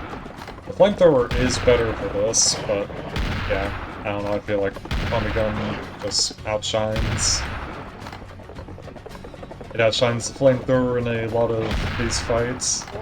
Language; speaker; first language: English; native; English